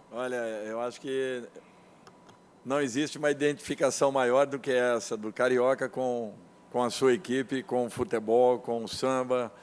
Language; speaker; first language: Portuguese; native; Portuguese